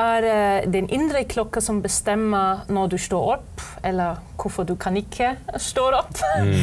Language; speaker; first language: Norwegian; non-native, fluent; German